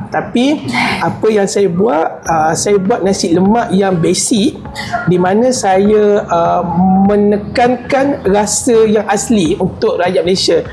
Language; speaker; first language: Malay; native; Malay